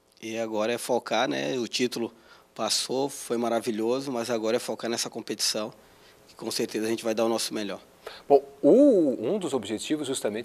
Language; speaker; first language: Portuguese; native; Portuguese